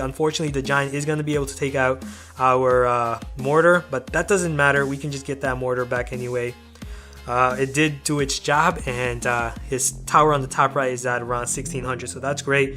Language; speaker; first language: English; native; English